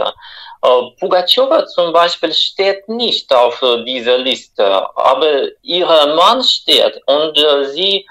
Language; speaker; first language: German; non-native, fluent; Russian